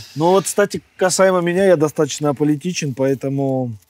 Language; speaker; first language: Russian; native; Russian